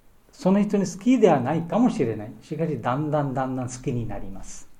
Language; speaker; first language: Japanese; non-native, learner; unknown